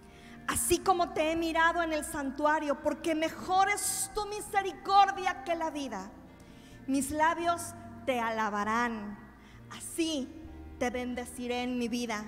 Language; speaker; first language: Spanish; native; Spanish